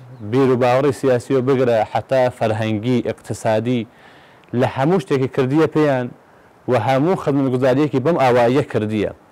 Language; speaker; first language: Central Kurdish; non-native, local second language; Gurani